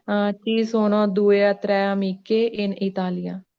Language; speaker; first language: Italian; non-native, learner; Punjabi